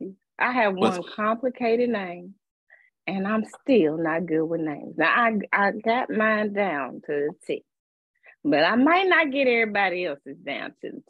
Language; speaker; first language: English; native; English